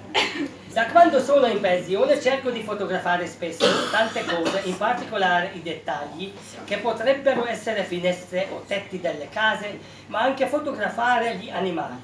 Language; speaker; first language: Italian; non-native, fluent; Hungarian